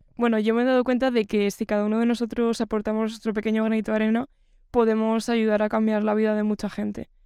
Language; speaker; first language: Spanish; native; Spanish